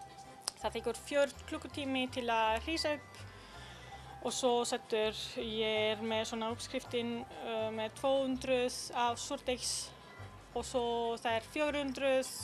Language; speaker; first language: Icelandic; non-native, learner; Italian